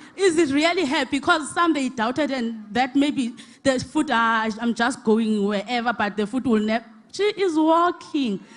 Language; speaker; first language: English; non-native, local second language; Xhosa